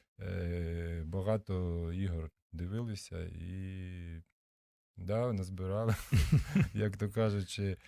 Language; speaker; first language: Ukrainian; non-native, local second language; Russian